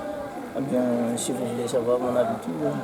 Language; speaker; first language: French; non-native, local second language; Malagasy